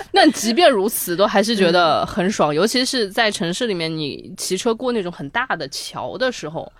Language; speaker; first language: Chinese; native; Chinese